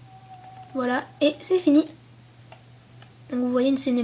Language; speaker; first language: French; native; French